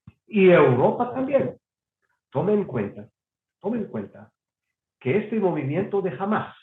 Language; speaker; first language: Spanish; non-native, fluent; Hebrew